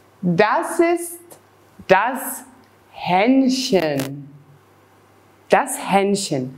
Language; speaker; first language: German; non-native, fluent; Serbian